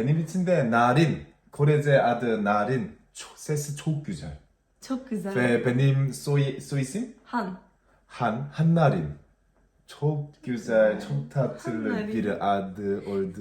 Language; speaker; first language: Turkish; non-native, learner; Korean